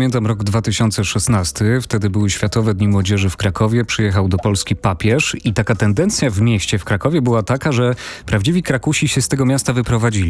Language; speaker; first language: Polish; native; Polish